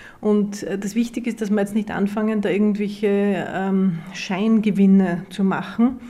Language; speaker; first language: German; native; German